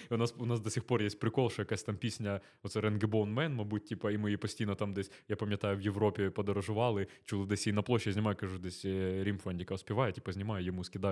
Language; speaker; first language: Ukrainian; native; Ukrainian